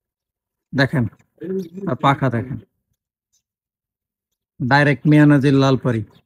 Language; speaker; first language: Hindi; non-native, learner; Bangla